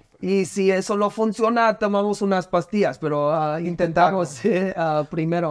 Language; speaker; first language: Spanish; non-native, learner; English